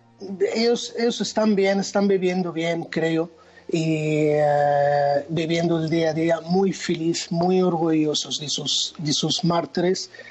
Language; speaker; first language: Spanish; non-native, fluent; Arabic